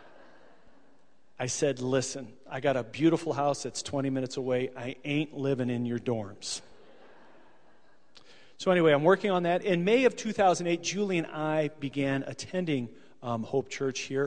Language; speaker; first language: English; native; English